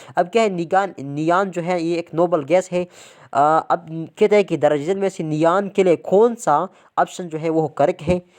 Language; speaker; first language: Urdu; non-native, local second language; Pashto